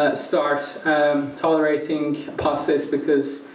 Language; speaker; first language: English; non-native, fluent; Persian